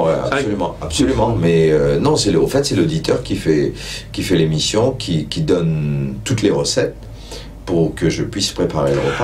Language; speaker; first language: French; non-native, local second language; Morisyen